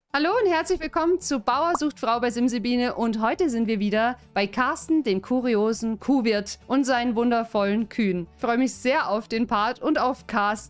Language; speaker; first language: German; native; German